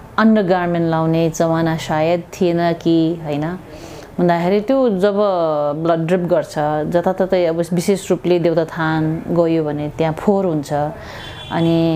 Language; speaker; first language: Nepali; non-native, local second language; Tibetan